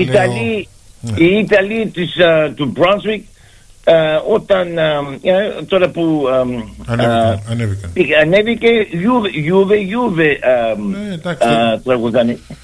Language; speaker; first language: Greek; early bilingual, heritage; Greek